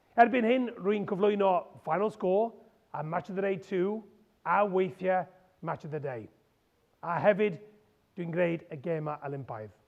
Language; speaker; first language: Welsh; non-native, local second language; English